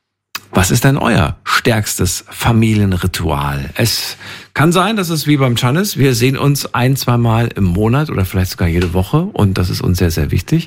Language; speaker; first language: German; native; German